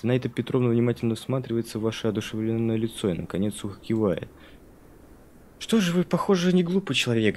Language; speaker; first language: Russian; native; Russian